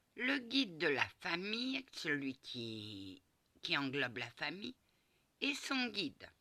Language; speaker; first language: French; early bilingual, other home language; Portuguese